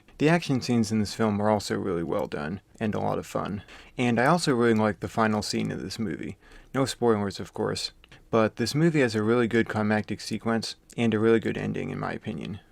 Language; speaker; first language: English; native; English